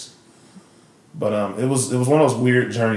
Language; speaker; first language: English; native; English